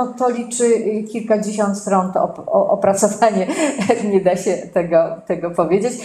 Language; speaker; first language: Polish; native; Polish